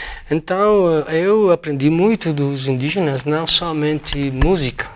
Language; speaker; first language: Portuguese; non-native, fluent; Spanish